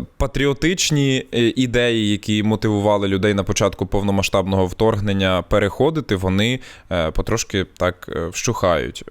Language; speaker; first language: Ukrainian; non-native, local second language; Russian